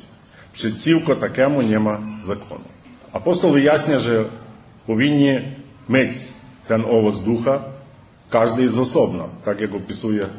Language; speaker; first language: Polish; early bilingual, heritage; Polish